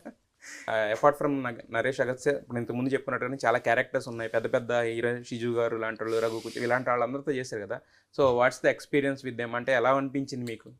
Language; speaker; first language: Telugu; native; Telugu